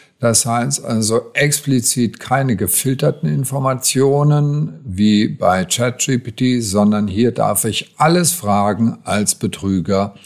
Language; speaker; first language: German; native; German